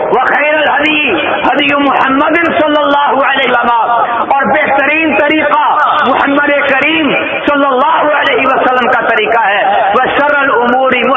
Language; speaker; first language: Urdu; native; Urdu